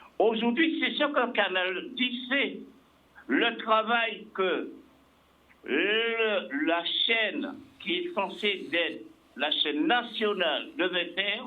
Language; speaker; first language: French; native; French